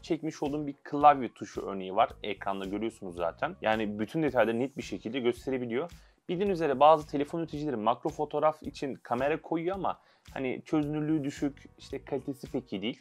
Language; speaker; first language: Turkish; native; Turkish